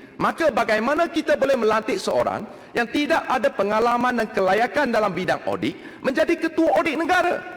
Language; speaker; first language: Malay; non-native, local second language; Chinese